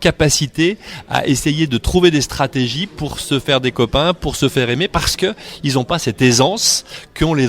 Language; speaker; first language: French; native; French